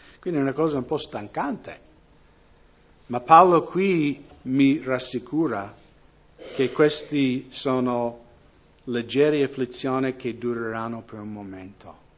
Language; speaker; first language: Italian; non-native, fluent; English